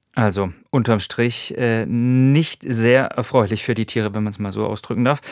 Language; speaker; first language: German; native; German